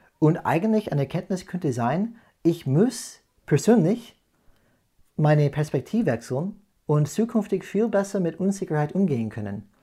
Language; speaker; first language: German; non-native, fluent; English